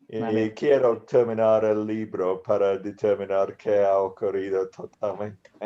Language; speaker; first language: Spanish; non-native, learner; English